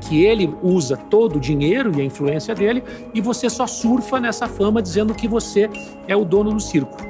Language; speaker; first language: Portuguese; native; Portuguese